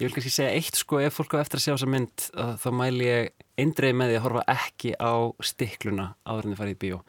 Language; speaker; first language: Icelandic; native; Icelandic